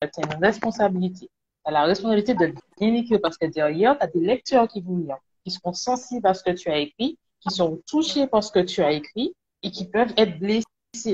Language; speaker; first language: French; native; French